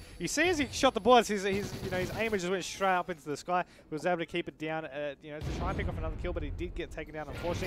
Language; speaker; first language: English; native; English